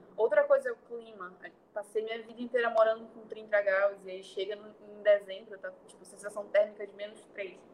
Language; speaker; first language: Portuguese; native; Portuguese